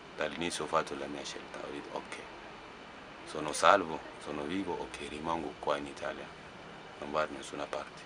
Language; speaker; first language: Italian; non-native, fluent; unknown